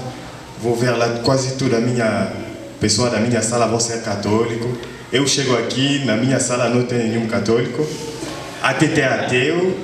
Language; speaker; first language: Portuguese; non-native, fluent; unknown